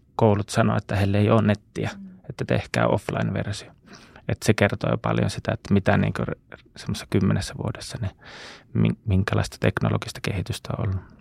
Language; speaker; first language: Finnish; native; Finnish